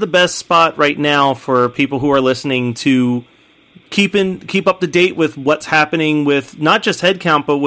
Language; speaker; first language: English; native; English